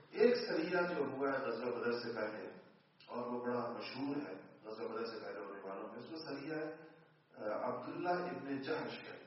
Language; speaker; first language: Urdu; non-native, local second language; Pashto